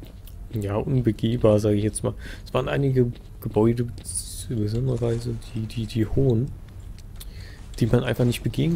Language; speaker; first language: German; native; German